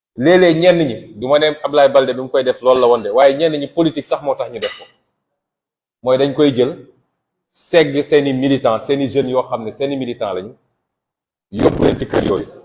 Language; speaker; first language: Wolof; non-native, local second language; Jola-Fonyi